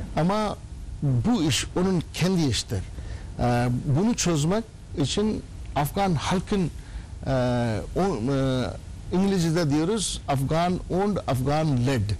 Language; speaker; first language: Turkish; non-native, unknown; Urdu